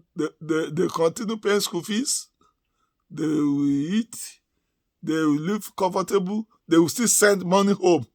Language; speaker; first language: English; non-native, local second language; Yoruba